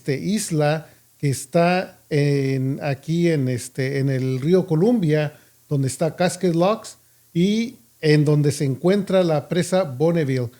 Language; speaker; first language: Spanish; native; Spanish